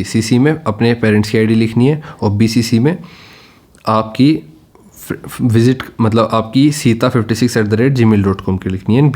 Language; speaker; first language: Hindi; native; Hindi